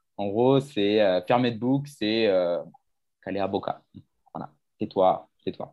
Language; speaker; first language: French; native; French